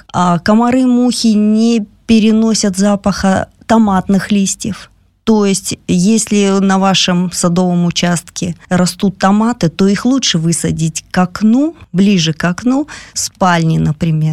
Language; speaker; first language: Russian; native; Russian